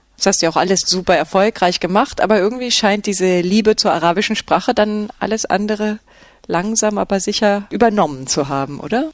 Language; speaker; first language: German; native; German